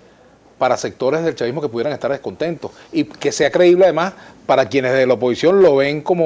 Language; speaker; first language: Spanish; native; Spanish